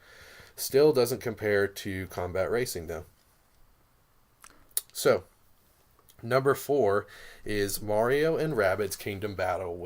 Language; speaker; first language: English; native; English